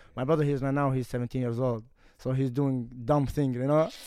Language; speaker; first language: English; non-native, fluent; Arabic